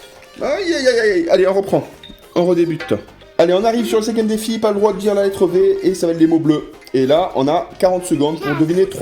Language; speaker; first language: French; native; French